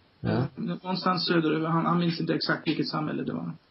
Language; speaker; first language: Swedish; non-native, fluent; German